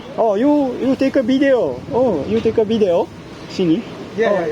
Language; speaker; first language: English; non-native, learner; Japanese